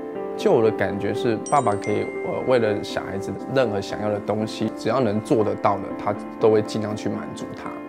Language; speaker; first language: Chinese; native; Chinese